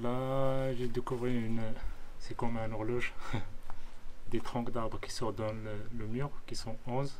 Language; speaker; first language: French; non-native, learner; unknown